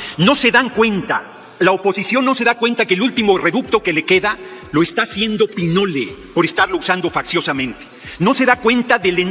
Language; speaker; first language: Spanish; native; Spanish